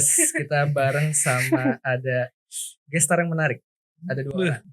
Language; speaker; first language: Indonesian; native; Indonesian